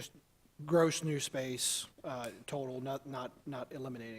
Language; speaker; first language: English; native; English